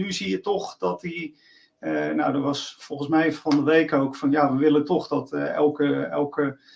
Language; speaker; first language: Dutch; native; Dutch